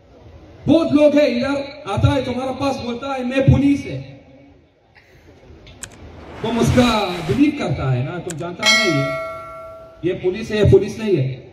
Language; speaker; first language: Hindi; non-native, learner; Arabic